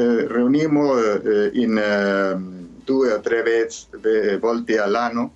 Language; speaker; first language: Italian; early bilingual, heritage; Spanish